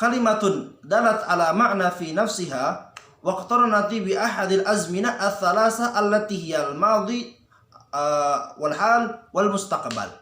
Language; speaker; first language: Arabic; non-native, learner; Indonesian